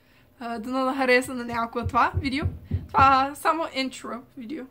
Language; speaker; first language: Bulgarian; early bilingual, heritage; Bulgarian